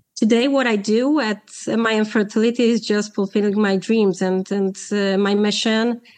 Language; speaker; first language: English; non-native, fluent; Polish